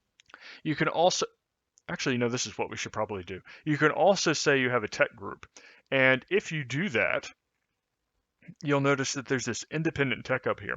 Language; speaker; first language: English; native; English